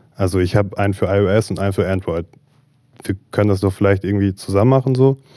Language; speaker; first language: German; native; German